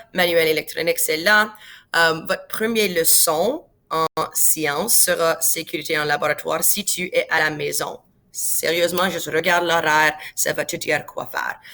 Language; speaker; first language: French; non-native, local second language; English